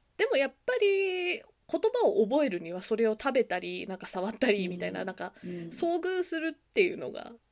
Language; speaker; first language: Japanese; early bilingual, heritage; Japanese